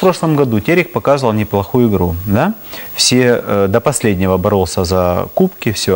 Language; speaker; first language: Russian; native; Russian